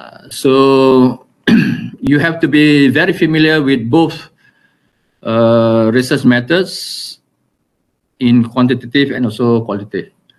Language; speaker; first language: English; non-native, local second language; Malay